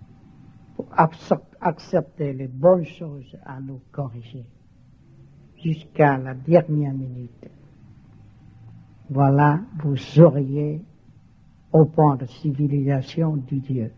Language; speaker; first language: French; non-native, learner; Vietnamese